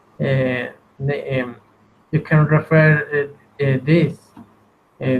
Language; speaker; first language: English; non-native, learner; Spanish